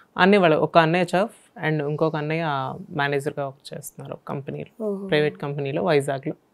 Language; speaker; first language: Telugu; native; Telugu